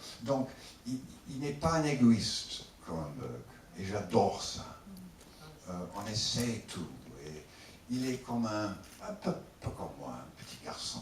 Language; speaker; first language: French; non-native, learner; English